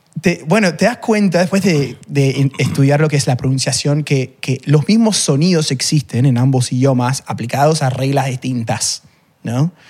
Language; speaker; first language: Spanish; non-native, fluent; English